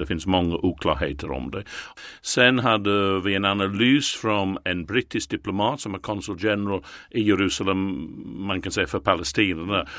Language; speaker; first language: Swedish; non-native, fluent; English